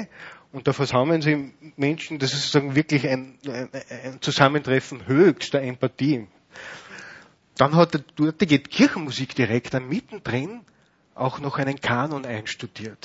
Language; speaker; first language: German; native; German